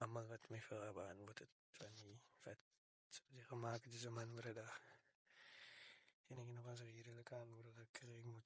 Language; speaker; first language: Dutch; non-native, learner; Afrikaans